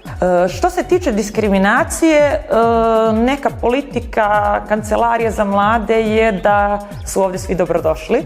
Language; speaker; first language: Bosnian; native; Bosnian